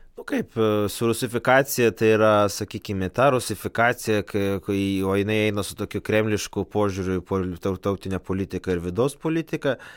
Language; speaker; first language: Lithuanian; non-native, local second language; Polish